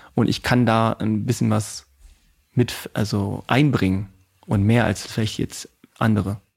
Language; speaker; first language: German; native; German